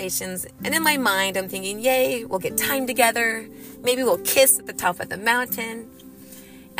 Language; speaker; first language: English; native; English